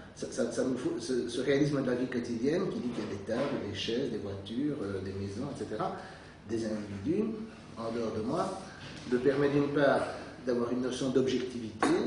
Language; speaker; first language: French; native; French